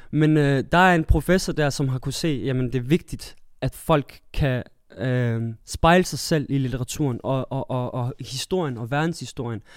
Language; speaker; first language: Danish; early bilingual, other home language; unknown